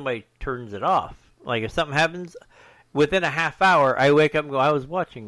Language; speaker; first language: English; native; English